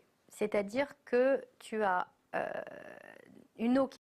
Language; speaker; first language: French; native; French